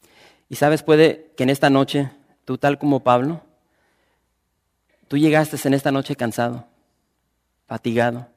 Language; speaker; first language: Spanish; native; Spanish